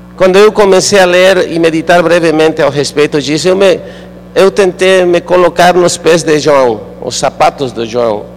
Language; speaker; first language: Portuguese; non-native, fluent; Spanish